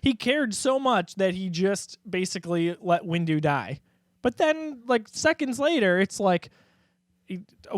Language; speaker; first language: English; native; English